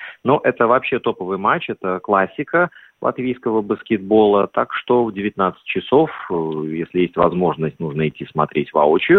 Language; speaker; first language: Russian; native; Russian